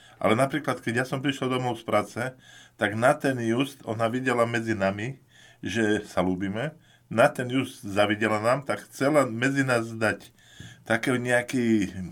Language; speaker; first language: Slovak; native; Slovak